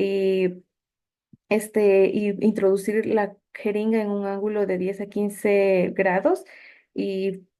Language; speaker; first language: Spanish; native; Spanish